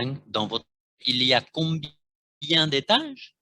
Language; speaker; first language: French; non-native, fluent; Vietnamese